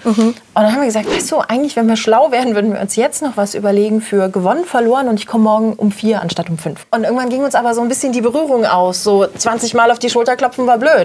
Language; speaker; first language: German; native; German